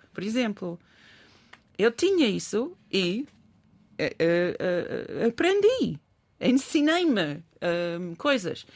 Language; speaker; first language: Portuguese; non-native, fluent; English